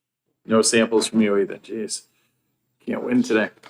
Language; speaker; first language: English; native; English